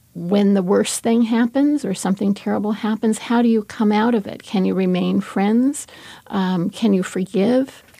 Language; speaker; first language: English; native; English